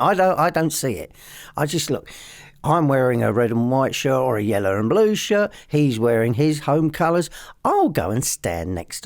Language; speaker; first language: English; native; English